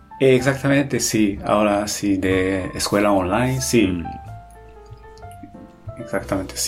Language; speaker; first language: Spanish; non-native, fluent; Japanese